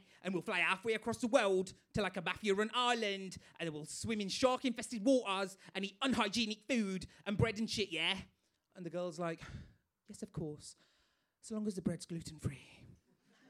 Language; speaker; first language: English; native; English